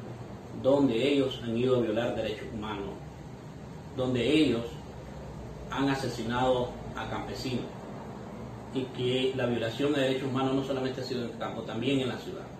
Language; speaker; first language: Spanish; native; Spanish